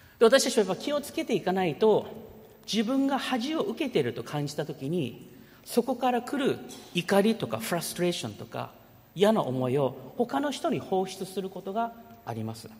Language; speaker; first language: Japanese; early bilingual, heritage; Japanese